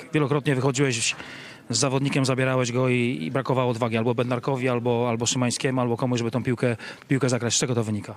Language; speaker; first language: Polish; native; Polish